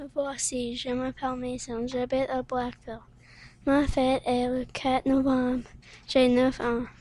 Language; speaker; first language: French; non-native, learner; English